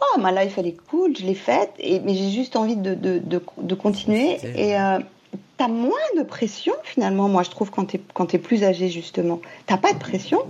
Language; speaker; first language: French; native; French